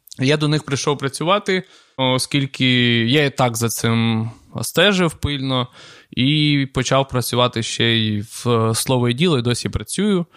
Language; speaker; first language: Ukrainian; non-native, local second language; Russian